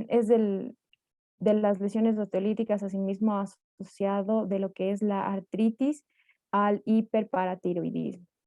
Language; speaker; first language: Spanish; native; Spanish